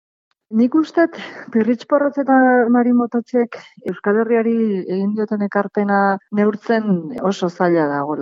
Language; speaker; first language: Basque; native; Basque